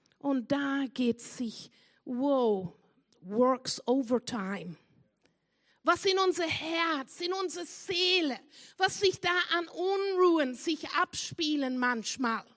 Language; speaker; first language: German; non-native, fluent; English